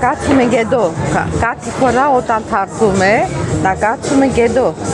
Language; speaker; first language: Greek; non-native, learner; Armenian